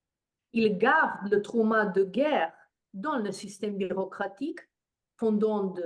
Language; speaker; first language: French; non-native, fluent; Slovenian